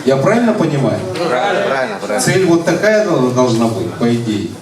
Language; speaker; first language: Russian; non-native, local second language; Kazakh